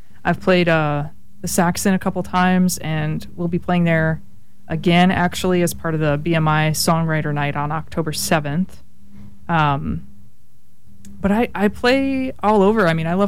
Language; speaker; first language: English; native; English